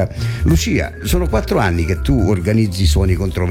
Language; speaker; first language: Italian; native; Italian